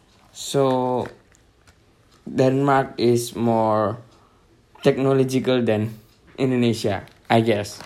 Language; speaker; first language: English; non-native, learner; Indonesian